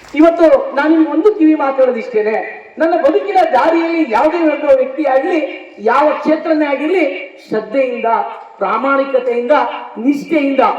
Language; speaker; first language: Kannada; native; Kannada